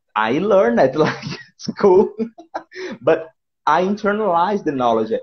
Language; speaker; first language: English; non-native, fluent; Portuguese